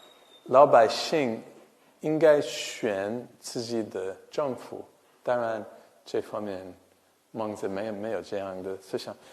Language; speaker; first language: Chinese; non-native, fluent; English